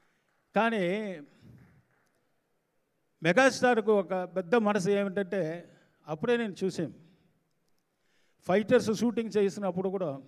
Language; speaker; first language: Telugu; non-native, learner; Tamil